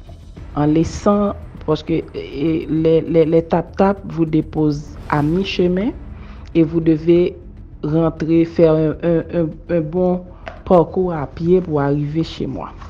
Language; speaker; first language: French; non-native, local second language; Haitian Creole